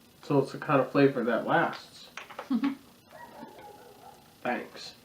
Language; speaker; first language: English; native; English